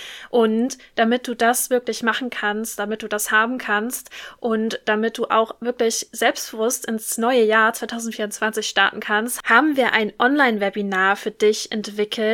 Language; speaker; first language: German; native; German